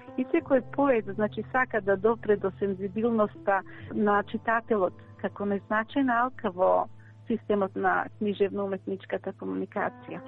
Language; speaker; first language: Macedonian; native; Macedonian